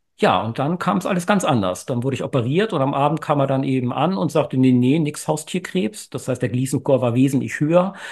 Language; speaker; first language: German; native; German